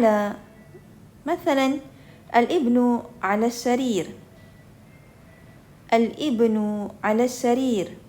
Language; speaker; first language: Arabic; non-native, fluent; Malay